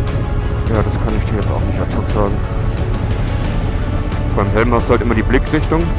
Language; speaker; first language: German; native; German